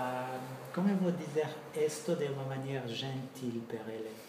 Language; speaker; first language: Portuguese; non-native, fluent; French